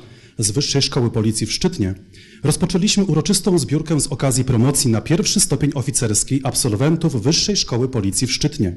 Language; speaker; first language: Polish; native; Polish